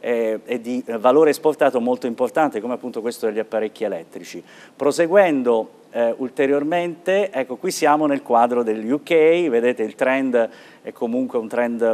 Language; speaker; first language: Italian; native; Italian